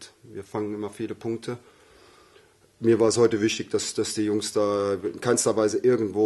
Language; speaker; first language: German; native; German